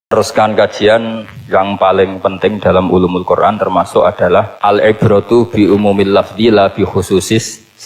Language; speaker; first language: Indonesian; non-native, local second language; Javanese